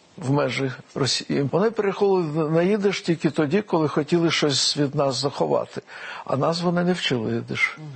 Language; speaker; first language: Ukrainian; non-native, local second language; Russian